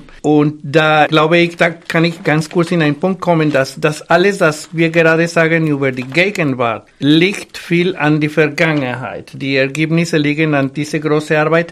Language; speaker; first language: German; non-native, fluent; Spanish